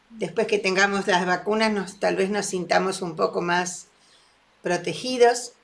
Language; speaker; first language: Spanish; native; Spanish